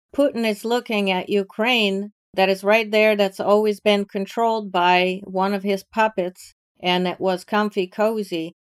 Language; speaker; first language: English; non-native, fluent; Ukrainian